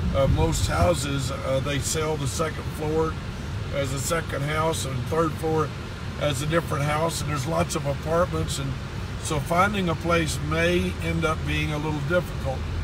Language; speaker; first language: English; native; English